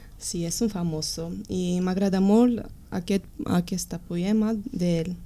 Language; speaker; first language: Catalan; non-native, learner; Armenian